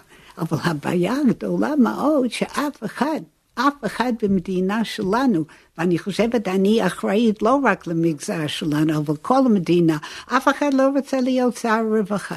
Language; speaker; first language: Hebrew; non-native, fluent; English